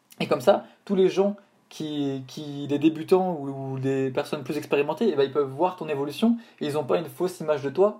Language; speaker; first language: French; native; French